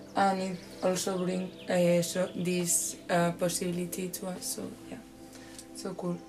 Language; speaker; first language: English; non-native, fluent; Spanish